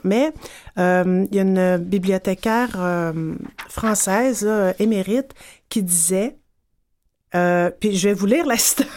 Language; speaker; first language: French; native; French